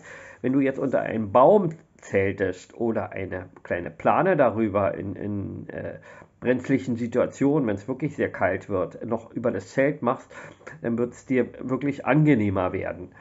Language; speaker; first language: German; native; German